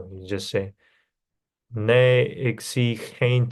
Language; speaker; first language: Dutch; non-native, learner; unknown